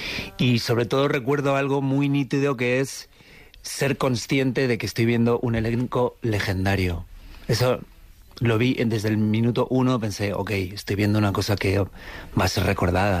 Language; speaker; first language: Spanish; native; Spanish